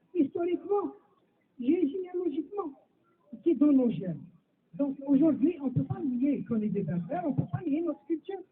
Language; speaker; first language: French; non-native, local second language; Kabyle